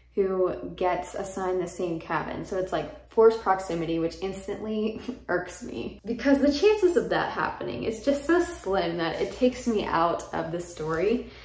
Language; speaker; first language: English; native; English